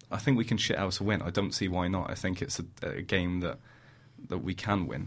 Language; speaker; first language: English; native; English